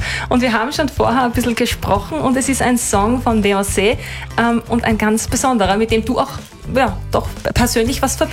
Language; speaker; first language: German; native; German